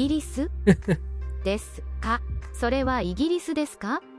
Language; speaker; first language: Japanese; non-native, learner; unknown